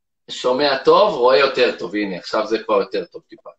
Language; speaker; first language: Hebrew; native; Hebrew